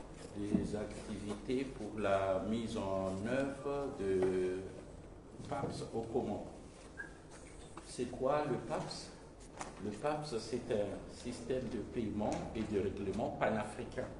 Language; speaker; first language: French; non-native, local second language; Comorian